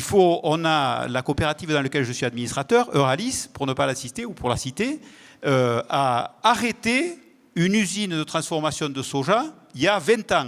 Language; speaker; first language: French; native; French